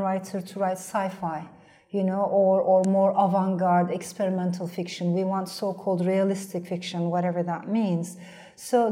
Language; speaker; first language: English; non-native, fluent; Turkish